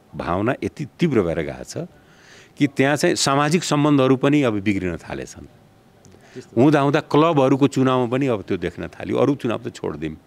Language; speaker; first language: Nepali; non-native, local second language; Bhojpuri